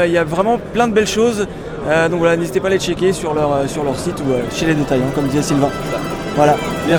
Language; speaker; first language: French; native; French